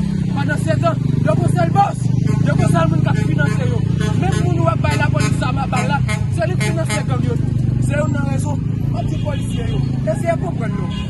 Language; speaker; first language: Haitian Creole; native; Haitian Creole